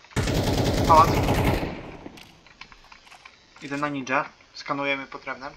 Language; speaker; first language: Polish; native; Polish